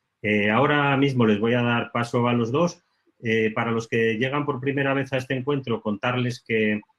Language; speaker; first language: Spanish; native; Spanish